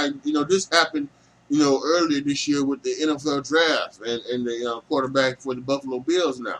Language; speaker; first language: English; native; English